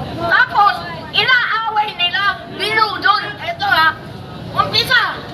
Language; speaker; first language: Filipino; non-native, local second language; Iloko